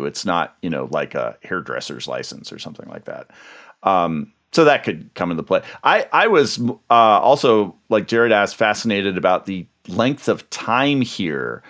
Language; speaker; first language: English; native; English